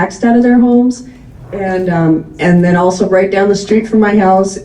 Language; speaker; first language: English; native; English